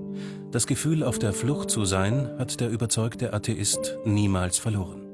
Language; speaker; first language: German; native; German